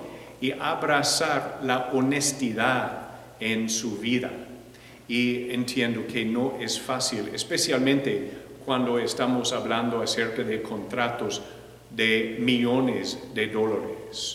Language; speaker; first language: Spanish; non-native, fluent; English